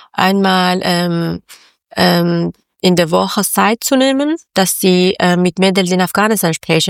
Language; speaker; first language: German; non-native, learner; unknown